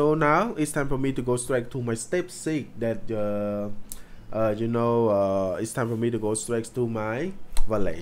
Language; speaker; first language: English; non-native, learner; Khmer